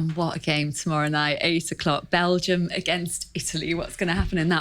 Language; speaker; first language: English; native; English